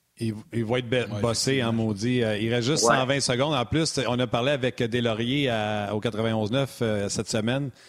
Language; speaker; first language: French; native; French